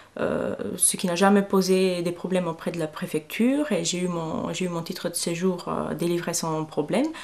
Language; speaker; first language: French; non-native, fluent; Macedonian